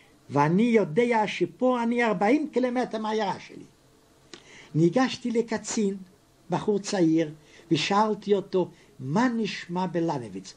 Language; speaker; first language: Hebrew; non-native, fluent; Yiddish